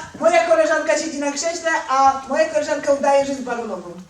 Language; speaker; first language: Polish; native; Polish